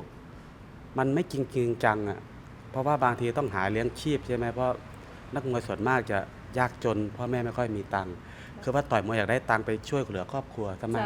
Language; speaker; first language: Thai; native; Thai